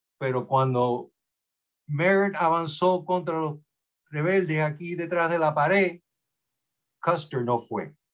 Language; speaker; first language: Spanish; early bilingual, heritage; Spanish